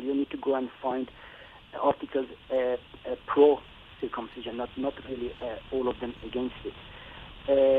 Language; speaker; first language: English; non-native, fluent; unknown